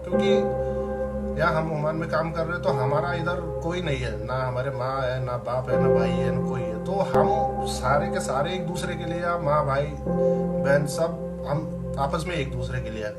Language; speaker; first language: Hindi; native; Hindi